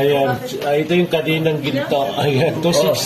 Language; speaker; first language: Filipino; native; Filipino